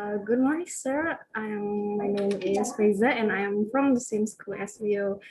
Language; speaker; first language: English; non-native, learner; Indonesian